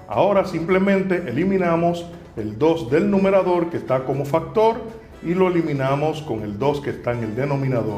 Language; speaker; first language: Spanish; native; Spanish